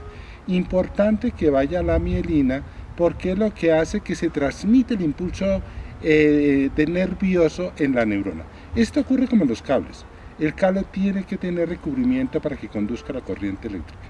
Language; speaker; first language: Spanish; native; Spanish